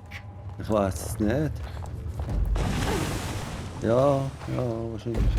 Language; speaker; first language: German; native; German